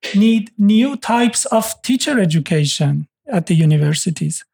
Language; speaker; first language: English; non-native, fluent; Persian